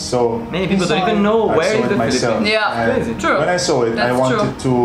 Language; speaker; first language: English; non-native, fluent; Arabic